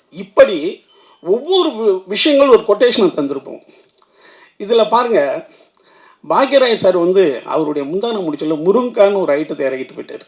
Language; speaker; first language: Tamil; native; Tamil